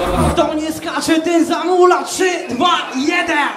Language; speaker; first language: Polish; native; Polish